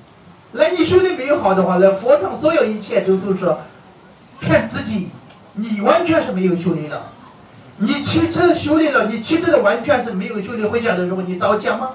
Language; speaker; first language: Chinese; non-native, fluent; Tibetan